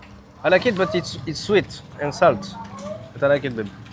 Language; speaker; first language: English; non-native, learner; French